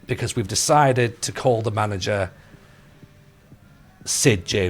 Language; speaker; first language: English; native; English